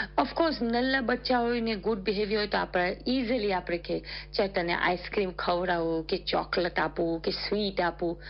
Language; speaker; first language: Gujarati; early bilingual, heritage; Gujarati